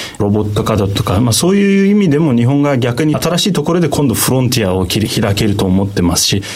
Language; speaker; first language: Japanese; non-native, fluent; Turkish